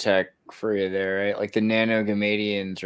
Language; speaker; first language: English; native; English